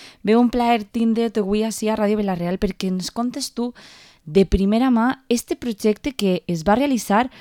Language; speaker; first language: Catalan; native; Catalan